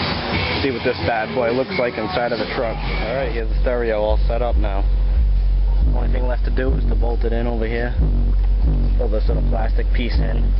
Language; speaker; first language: English; native; English